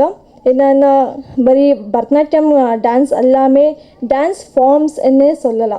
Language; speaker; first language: Tamil; non-native, learner; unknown